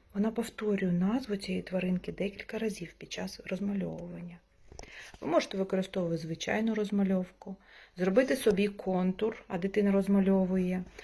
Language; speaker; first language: Ukrainian; native; Ukrainian